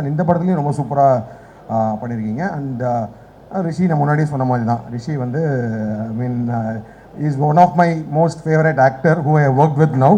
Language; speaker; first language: Tamil; native; Tamil